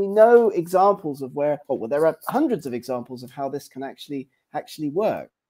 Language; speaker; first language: English; native; English